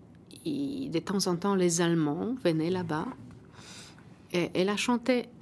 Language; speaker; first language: French; non-native, fluent; Polish